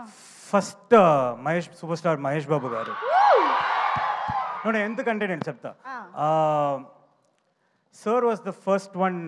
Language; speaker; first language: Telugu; non-native, learner; Tamil